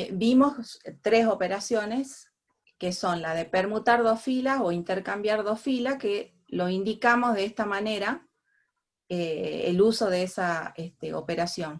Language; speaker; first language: Spanish; native; Spanish